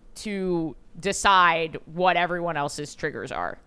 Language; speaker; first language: English; native; English